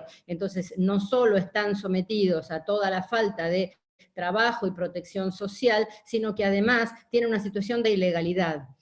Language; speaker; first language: Spanish; native; Spanish